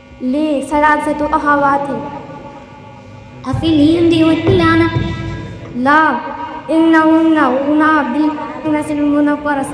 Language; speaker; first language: Arabic; non-native, learner; Urdu